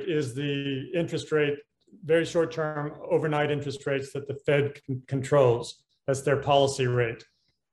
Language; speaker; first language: English; native; English